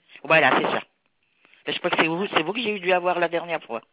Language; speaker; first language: French; native; French